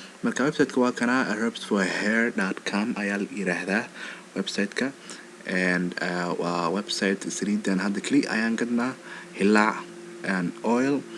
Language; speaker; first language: Somali; early bilingual, heritage; Somali